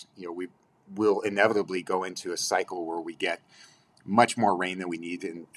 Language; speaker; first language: English; native; English